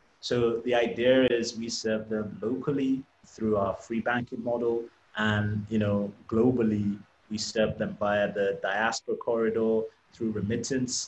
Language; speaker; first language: English; native; English